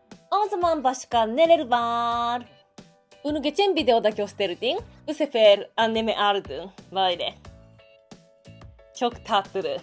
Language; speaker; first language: Turkish; non-native, learner; Japanese